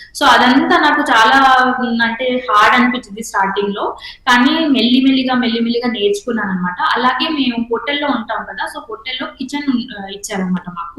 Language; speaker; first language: Telugu; non-native, local second language; Hindi